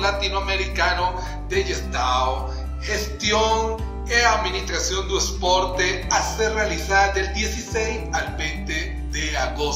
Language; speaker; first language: Portuguese; non-native, learner; Spanish